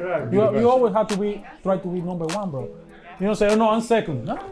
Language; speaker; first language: English; non-native, fluent; Spanish